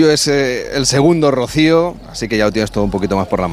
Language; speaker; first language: Spanish; native; Spanish